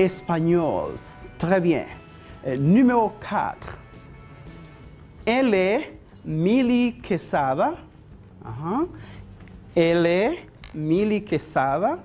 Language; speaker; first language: French; non-native, fluent; Spanish